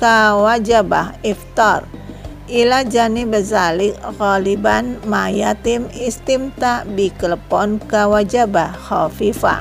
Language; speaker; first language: Arabic; non-native, learner; Indonesian